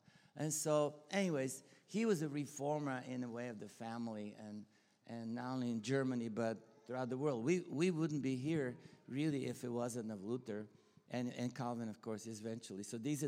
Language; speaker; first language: English; non-native, fluent; Bulgarian